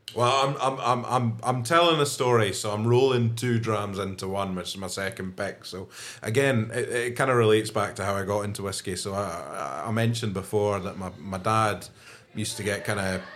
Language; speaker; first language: English; native; English